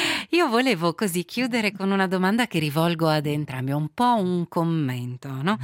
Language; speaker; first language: Italian; native; Italian